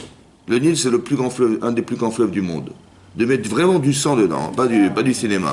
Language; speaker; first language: French; native; French